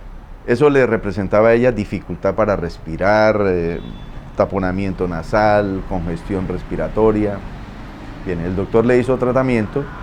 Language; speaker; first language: Spanish; native; Spanish